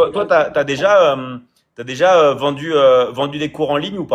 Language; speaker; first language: French; native; French